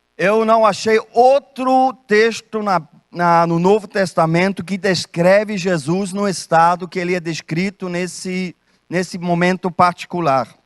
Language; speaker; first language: Portuguese; non-native, fluent; German